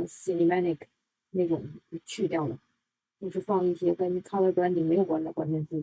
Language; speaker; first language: Chinese; native; Chinese